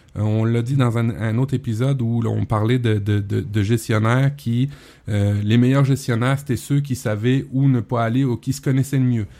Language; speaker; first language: French; native; French